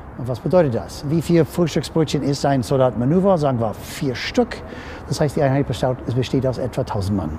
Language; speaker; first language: German; non-native, fluent; English